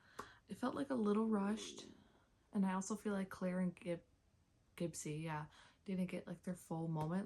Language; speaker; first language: English; native; English